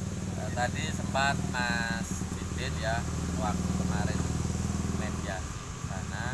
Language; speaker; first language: Indonesian; native; Indonesian